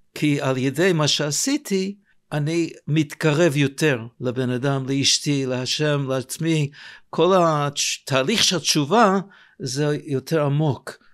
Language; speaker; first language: Hebrew; non-native, fluent; English